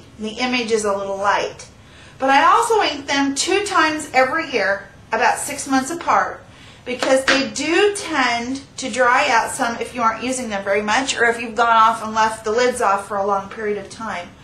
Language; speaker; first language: English; native; English